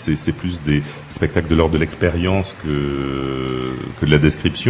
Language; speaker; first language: French; native; French